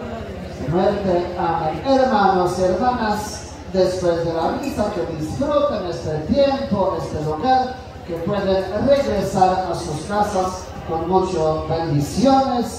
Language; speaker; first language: Spanish; non-native, fluent; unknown